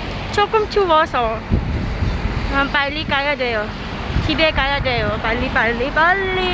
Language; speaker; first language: Korean; non-native, learner; Filipino